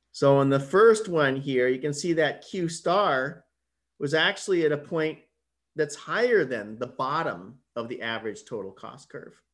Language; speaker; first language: English; native; English